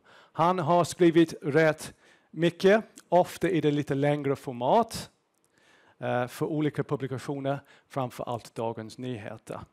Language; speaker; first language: Swedish; non-native, fluent; English